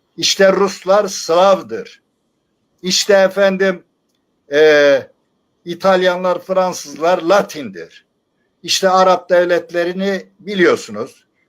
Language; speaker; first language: Turkish; non-native, local second language; Zaza